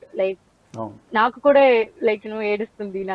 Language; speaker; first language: Telugu; non-native, learner; Tamil